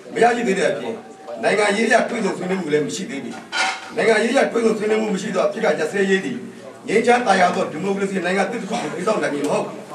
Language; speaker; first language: Burmese; non-native, local second language; Mon